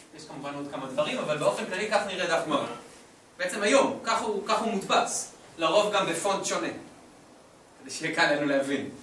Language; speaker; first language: Hebrew; native; Hebrew